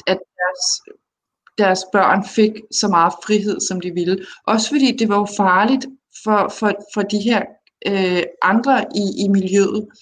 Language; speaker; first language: Danish; early bilingual, other home language; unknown